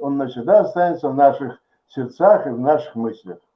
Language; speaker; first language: Russian; native; Russian